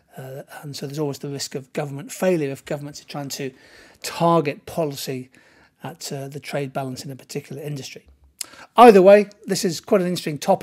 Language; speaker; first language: English; native; English